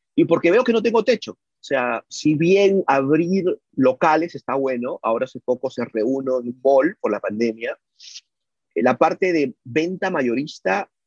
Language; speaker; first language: Spanish; native; Spanish